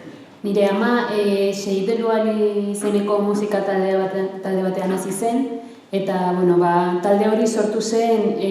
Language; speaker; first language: Basque; early bilingual, other home language; Arabic